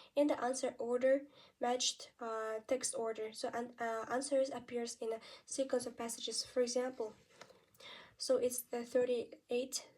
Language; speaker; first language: English; non-native, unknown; Kazakh